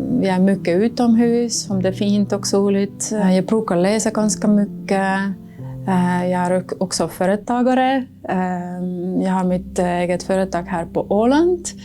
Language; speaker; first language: Swedish; non-native, fluent; Estonian